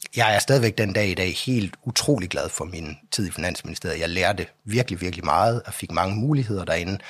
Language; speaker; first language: Danish; native; Danish